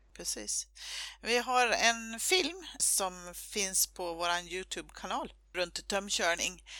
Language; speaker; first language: Swedish; native; Swedish